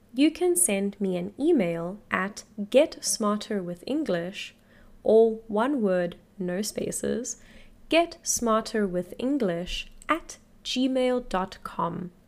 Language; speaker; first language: English; native; English